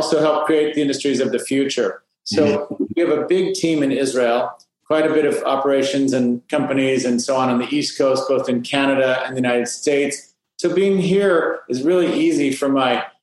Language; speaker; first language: English; native; English